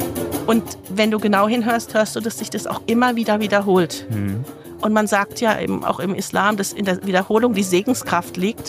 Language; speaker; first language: German; native; German